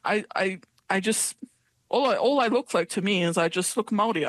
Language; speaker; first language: English; native; English